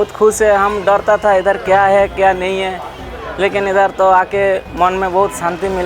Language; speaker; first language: Hindi; non-native, local second language; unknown